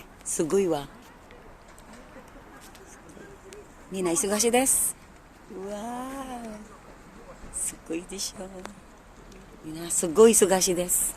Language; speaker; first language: Japanese; non-native, learner; Filipino